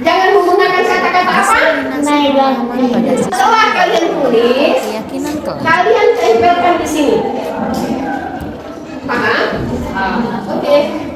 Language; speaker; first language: Indonesian; native; Indonesian